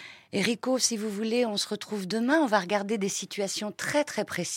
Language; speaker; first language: French; native; French